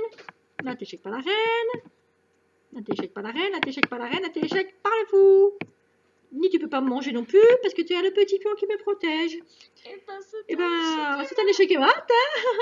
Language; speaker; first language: French; native; French